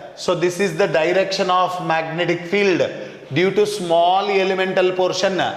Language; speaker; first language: English; non-native, local second language; Kannada